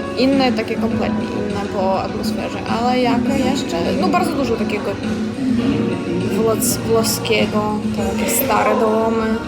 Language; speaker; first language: Polish; non-native, learner; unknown